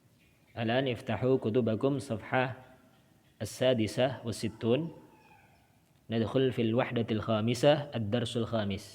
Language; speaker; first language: Arabic; non-native, fluent; Indonesian